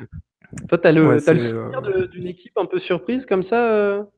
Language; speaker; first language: French; native; French